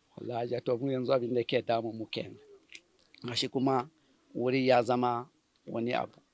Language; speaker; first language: Hausa; non-native, local second language; Fula